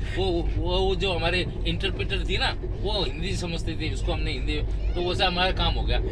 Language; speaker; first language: Hindi; native; Hindi